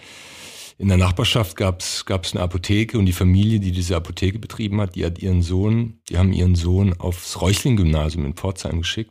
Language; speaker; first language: German; early bilingual, other home language; Croatian